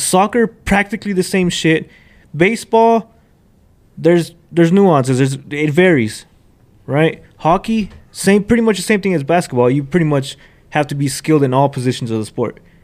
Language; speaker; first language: English; early bilingual, other home language; Spanish